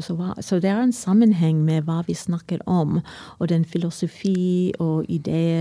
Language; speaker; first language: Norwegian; non-native, fluent; English